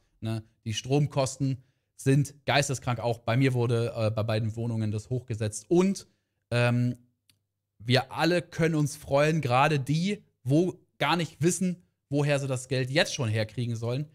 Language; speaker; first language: German; native; German